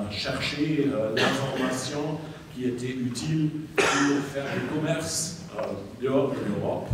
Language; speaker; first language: French; native; French